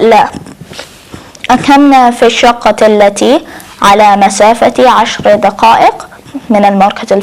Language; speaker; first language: Arabic; non-native, learner; English